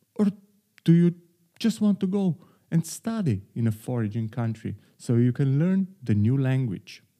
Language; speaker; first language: English; non-native, fluent; Slovenian